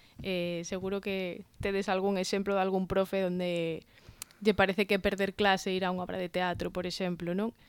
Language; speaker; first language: Galician; non-native, local second language; Spanish